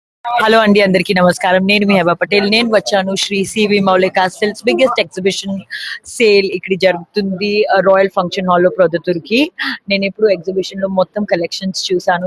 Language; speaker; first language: Telugu; non-native, learner; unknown